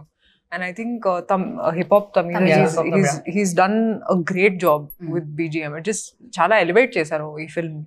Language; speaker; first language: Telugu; non-native, fluent; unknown